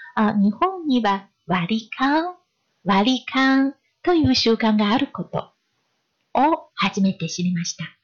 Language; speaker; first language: Japanese; non-native, fluent; Chinese